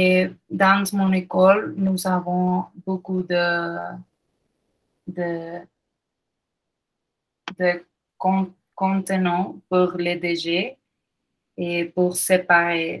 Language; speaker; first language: French; non-native, learner; Spanish